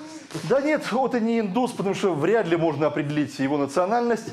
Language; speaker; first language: Russian; native; Russian